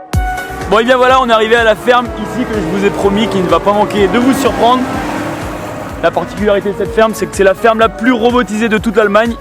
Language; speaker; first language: French; native; French